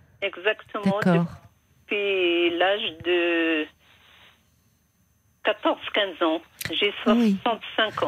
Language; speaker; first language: French; non-native, fluent; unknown